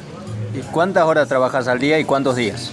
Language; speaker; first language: Spanish; native; Spanish